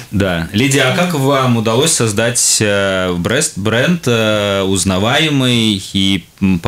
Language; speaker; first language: Russian; native; Russian